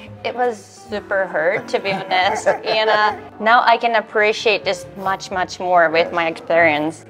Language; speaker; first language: English; non-native, fluent; Japanese